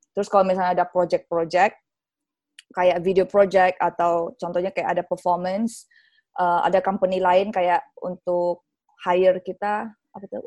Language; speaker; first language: Indonesian; native; Indonesian